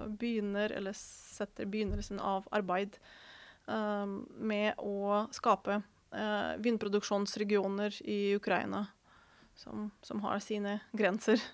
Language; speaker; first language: Norwegian; non-native, fluent; Ukrainian